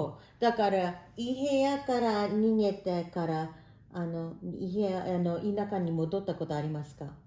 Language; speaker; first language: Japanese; early bilingual, heritage; Japanese